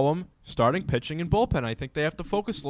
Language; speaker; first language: English; native; English